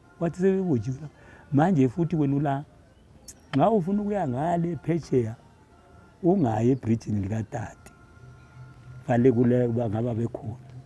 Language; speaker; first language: Zulu; native; Zulu